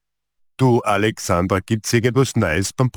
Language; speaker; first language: German; native; German